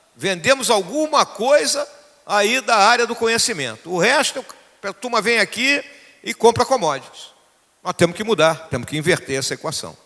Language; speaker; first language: Portuguese; native; Portuguese